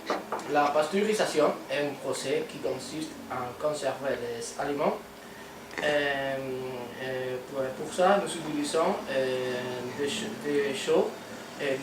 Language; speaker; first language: French; non-native, learner; Spanish